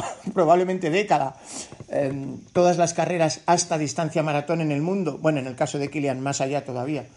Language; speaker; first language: Spanish; native; Spanish